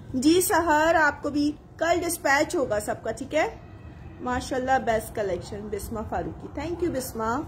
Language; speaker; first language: Urdu; native; Urdu